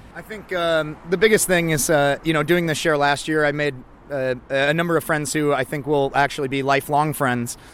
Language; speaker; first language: English; native; English